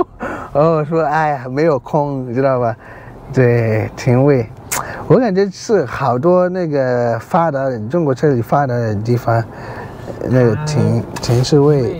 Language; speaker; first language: Chinese; non-native, learner; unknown